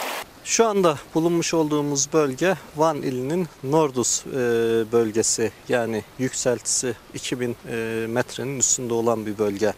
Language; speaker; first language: Turkish; native; Turkish